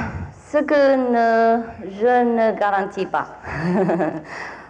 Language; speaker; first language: French; non-native, fluent; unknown